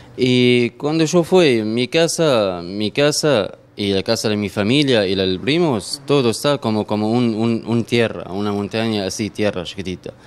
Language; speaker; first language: Spanish; non-native, learner; Arabic